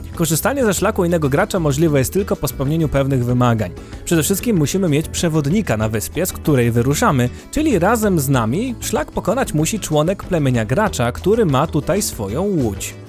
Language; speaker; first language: Polish; native; Polish